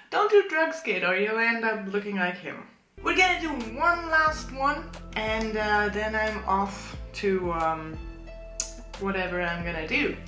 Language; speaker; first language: English; non-native, fluent; German